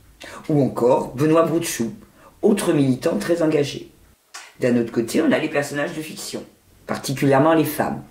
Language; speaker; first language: French; native; French